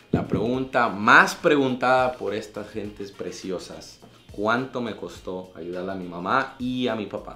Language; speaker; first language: Spanish; early bilingual, heritage; Spanish